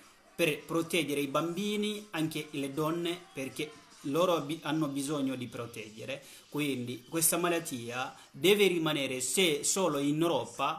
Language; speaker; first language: Italian; non-native, learner; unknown